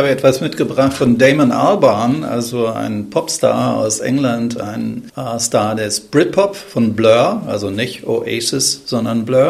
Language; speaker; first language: German; native; German